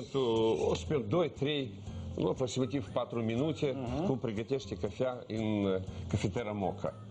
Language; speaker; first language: Romanian; non-native, learner; Russian